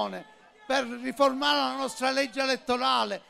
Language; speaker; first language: Italian; native; Italian